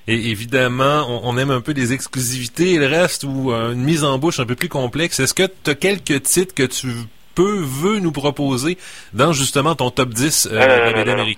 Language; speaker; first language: French; native; French